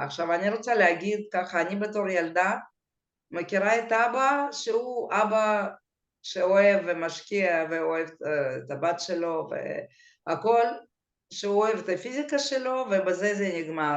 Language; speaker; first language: Hebrew; non-native, fluent; Russian